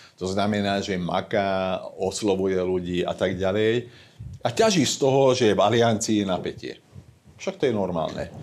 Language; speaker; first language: Slovak; non-native, local second language; Hungarian